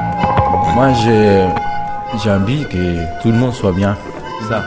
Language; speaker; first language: French; non-native, fluent; Spanish